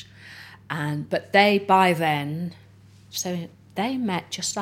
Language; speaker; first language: English; native; English